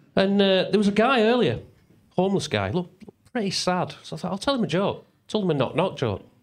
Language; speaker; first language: English; native; English